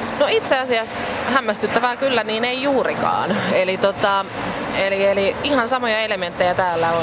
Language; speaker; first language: Finnish; native; Finnish